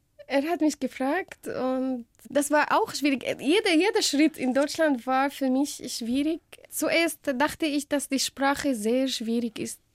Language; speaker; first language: German; non-native, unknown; Arabic